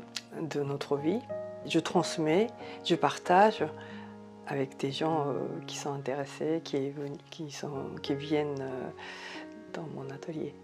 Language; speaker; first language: French; non-native, fluent; Japanese